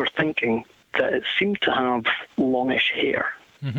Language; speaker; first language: English; native; English